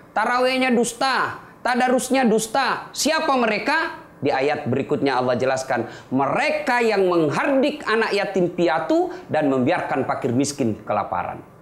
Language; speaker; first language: Indonesian; native; Indonesian